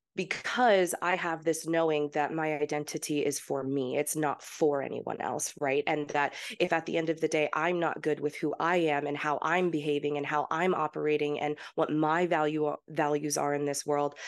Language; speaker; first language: English; early bilingual, heritage; English